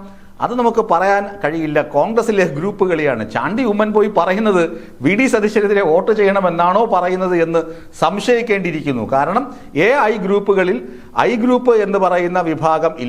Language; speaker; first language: Malayalam; native; Malayalam